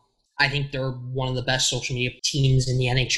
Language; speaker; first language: English; native; English